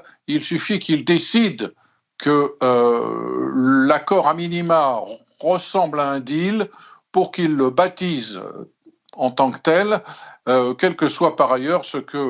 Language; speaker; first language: French; native; French